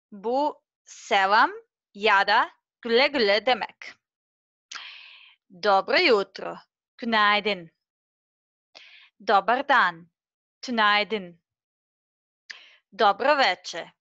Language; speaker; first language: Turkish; non-native, learner; Serbian